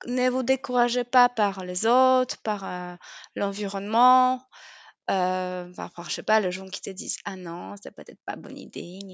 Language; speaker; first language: French; non-native, fluent; Polish